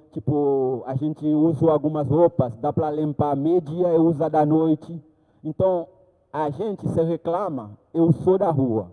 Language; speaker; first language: Portuguese; non-native, learner; Haitian Creole